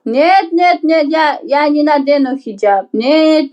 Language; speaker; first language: Russian; non-native, learner; Uzbek